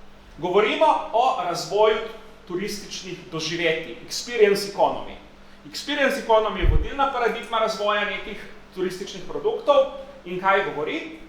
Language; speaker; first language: Slovenian; native; Slovenian